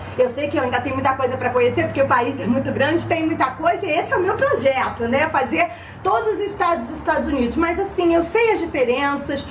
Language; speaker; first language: Portuguese; native; Portuguese